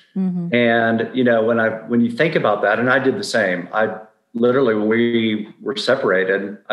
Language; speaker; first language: English; native; English